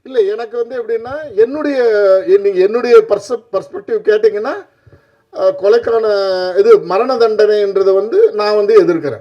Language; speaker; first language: Tamil; native; Tamil